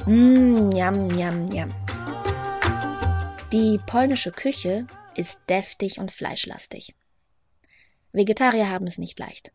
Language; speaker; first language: German; native; German